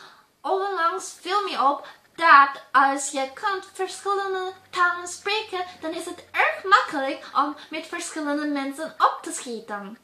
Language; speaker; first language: Dutch; non-native, learner; German